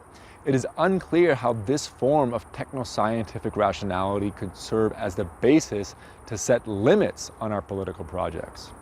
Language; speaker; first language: English; native; English